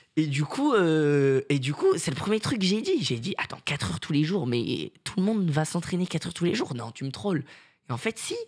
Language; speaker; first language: French; native; French